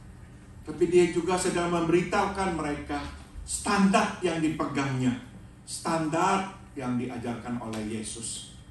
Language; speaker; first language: Indonesian; native; Indonesian